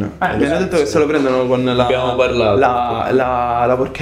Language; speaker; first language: Italian; native; Italian